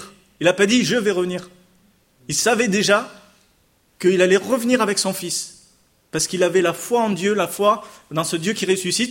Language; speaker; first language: French; native; French